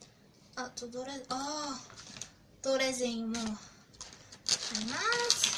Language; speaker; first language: Japanese; non-native, fluent; German